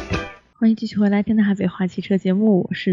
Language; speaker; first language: Chinese; native; Chinese